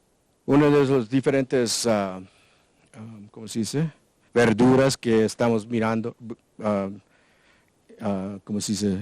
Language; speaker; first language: Spanish; non-native, learner; English